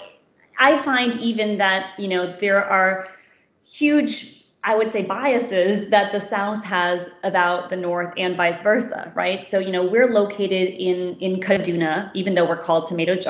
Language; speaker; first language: English; native; English